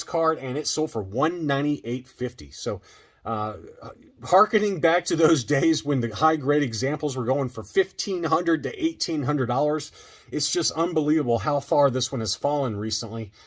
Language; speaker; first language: English; native; English